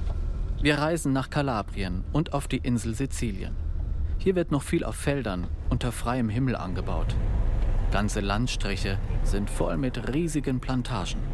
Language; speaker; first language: German; native; German